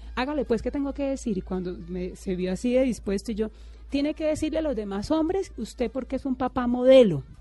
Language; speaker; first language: Spanish; native; Spanish